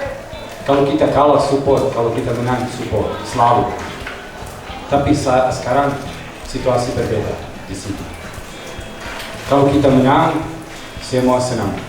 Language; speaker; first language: Indonesian; non-native, learner; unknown